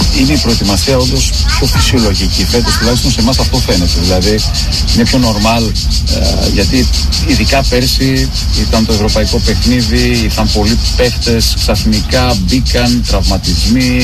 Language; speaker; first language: Greek; native; Greek